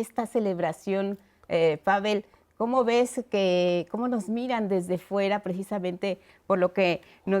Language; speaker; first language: Spanish; native; Spanish